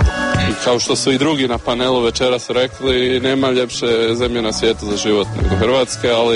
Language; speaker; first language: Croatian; early bilingual, heritage; Croatian